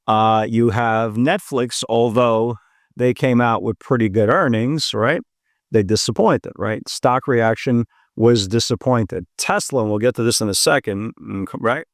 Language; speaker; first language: English; native; English